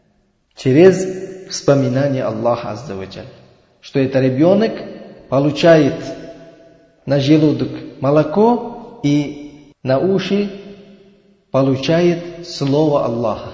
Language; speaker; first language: Russian; non-native, learner; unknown